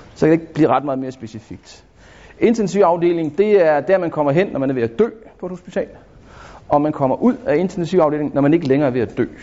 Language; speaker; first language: Danish; native; Danish